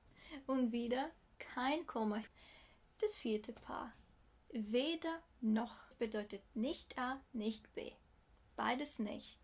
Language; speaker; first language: German; non-native, fluent; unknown